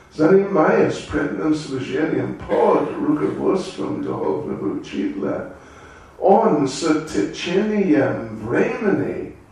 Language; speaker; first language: Russian; non-native, learner; English